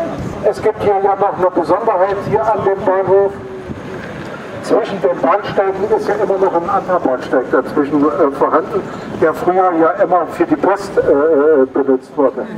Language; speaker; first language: German; native; German